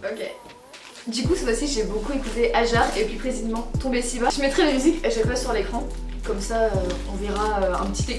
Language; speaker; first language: French; native; French